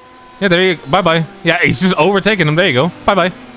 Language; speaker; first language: English; native; English